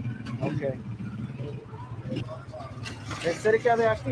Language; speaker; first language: Spanish; non-native, learner; English